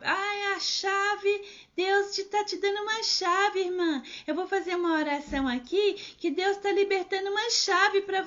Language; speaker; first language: Portuguese; native; Portuguese